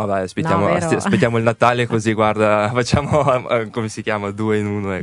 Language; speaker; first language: Italian; early bilingual, other home language; Russian